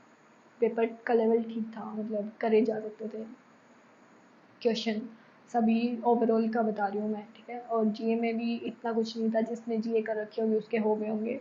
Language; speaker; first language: Hindi; native; Hindi